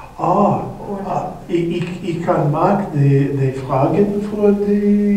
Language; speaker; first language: German; non-native, learner; English